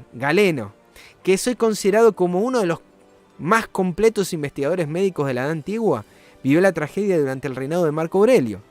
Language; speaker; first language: Spanish; native; Spanish